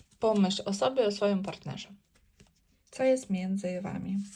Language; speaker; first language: Polish; non-native, learner; Ukrainian